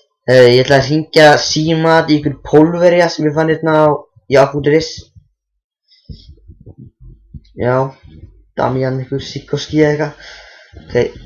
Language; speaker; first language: Icelandic; native; Icelandic